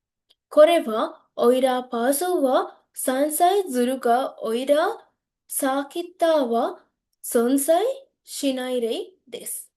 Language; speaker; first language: Japanese; non-native, learner; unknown